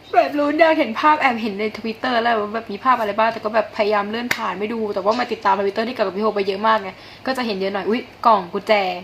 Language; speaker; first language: Thai; native; Thai